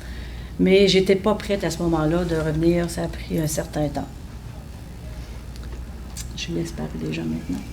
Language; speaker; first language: French; native; French